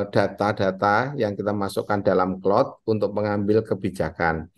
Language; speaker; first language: Indonesian; native; Indonesian